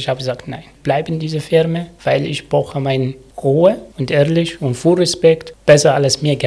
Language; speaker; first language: German; non-native, learner; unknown